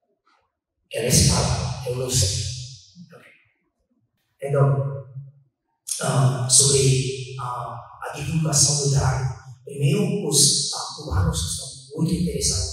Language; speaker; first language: Portuguese; non-native, fluent; Chinese